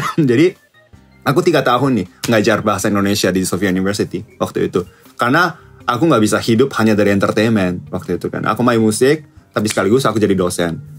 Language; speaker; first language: Indonesian; non-native, fluent; Japanese